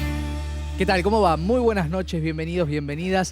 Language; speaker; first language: Spanish; native; Spanish